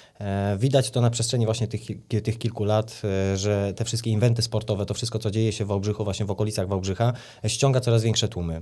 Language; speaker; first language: Polish; native; Polish